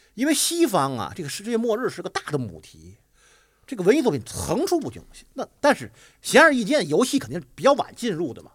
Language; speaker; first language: Chinese; native; Chinese